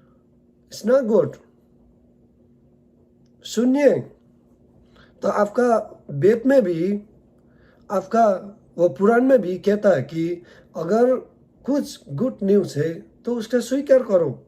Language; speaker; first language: Hindi; non-native, learner; Nepali